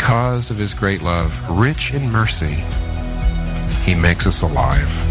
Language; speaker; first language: English; native; English